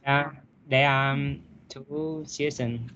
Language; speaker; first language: English; non-native, learner; Vietnamese